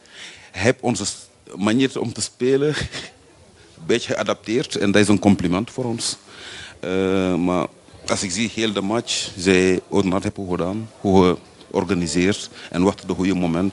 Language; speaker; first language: Dutch; non-native, fluent; French